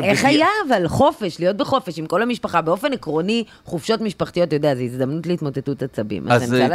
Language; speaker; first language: Hebrew; native; Hebrew